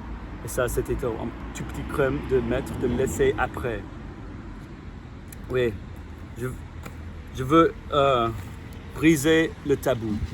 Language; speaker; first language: French; non-native, fluent; English